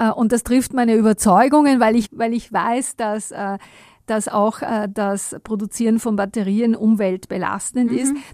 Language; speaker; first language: German; non-native, fluent; Italian